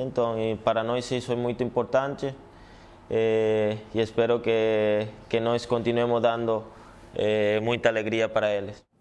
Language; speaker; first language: Portuguese; non-native, fluent; Spanish